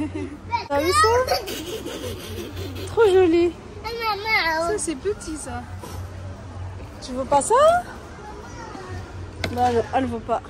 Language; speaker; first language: French; native; French